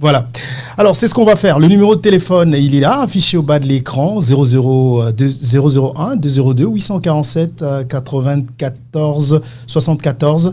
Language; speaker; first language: French; non-native, local second language; Lingala